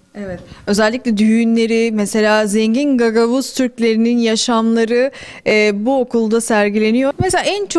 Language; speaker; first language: Turkish; native; Turkish